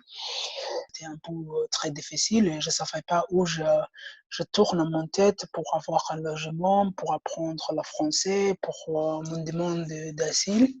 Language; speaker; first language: French; non-native, learner; Somali